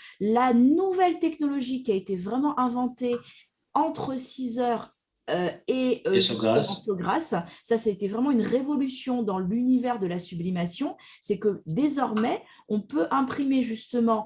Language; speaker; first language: French; native; French